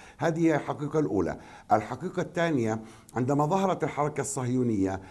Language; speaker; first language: Arabic; native; Arabic